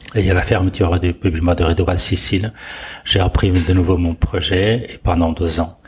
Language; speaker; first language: French; non-native, fluent; Portuguese